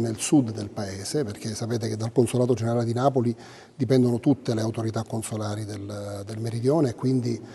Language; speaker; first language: Italian; native; Italian